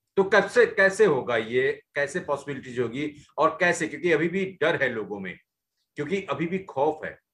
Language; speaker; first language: Hindi; native; Hindi